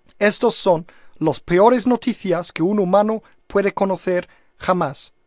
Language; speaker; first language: Spanish; non-native, fluent; English